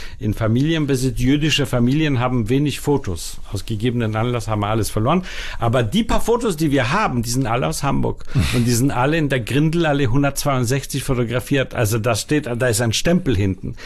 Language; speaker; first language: German; early bilingual, heritage; Polish